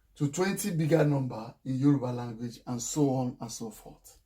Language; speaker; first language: English; non-native, local second language; Yoruba